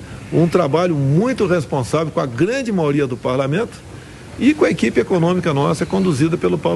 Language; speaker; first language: Portuguese; native; Portuguese